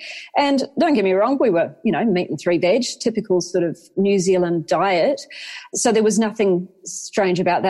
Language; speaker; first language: English; native; English